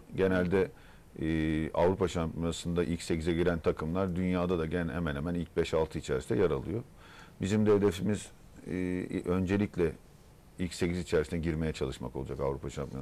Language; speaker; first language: Turkish; native; Turkish